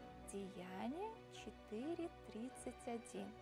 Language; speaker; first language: Russian; native; Russian